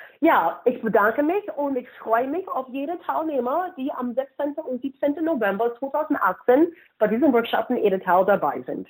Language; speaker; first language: German; non-native, fluent; English